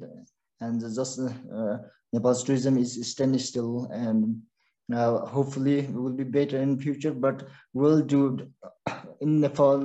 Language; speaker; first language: English; non-native, learner; Sherpa